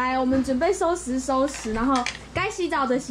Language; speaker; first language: Chinese; native; Chinese